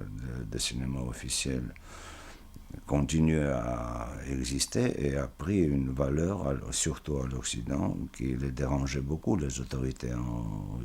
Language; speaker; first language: French; non-native, fluent; Georgian